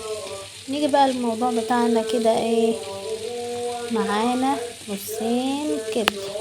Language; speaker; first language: Arabic; native; Arabic